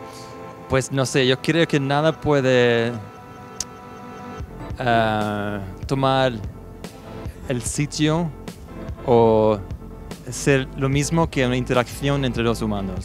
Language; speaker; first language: Spanish; non-native, fluent; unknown